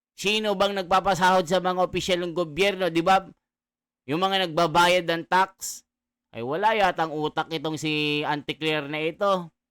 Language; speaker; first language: Filipino; native; Filipino